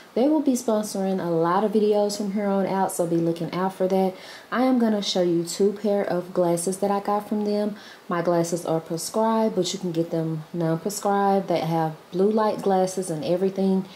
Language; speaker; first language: English; native; English